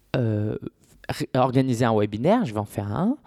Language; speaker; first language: French; native; French